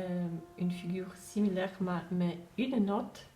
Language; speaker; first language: French; non-native, fluent; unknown